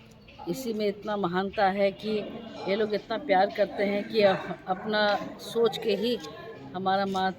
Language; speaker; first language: Hindi; non-native, local second language; Kok Borok